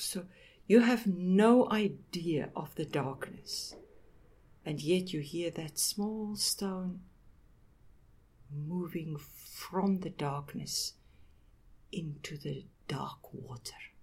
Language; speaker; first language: English; non-native, local second language; Afrikaans